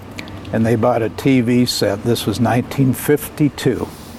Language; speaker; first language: English; native; English